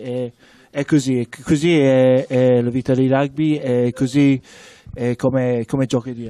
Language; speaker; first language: Italian; non-native, learner; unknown